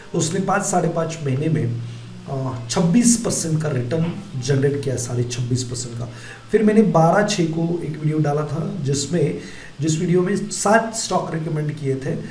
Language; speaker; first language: Hindi; non-native, local second language; Marathi